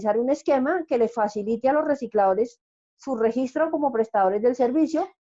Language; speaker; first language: Spanish; native; Spanish